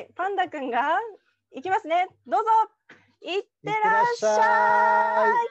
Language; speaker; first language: Japanese; native; Japanese